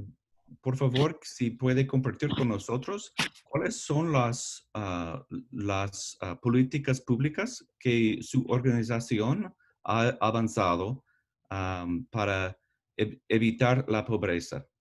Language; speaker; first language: Spanish; non-native, learner; English